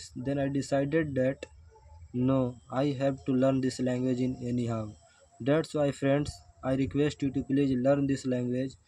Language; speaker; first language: English; non-native, learner; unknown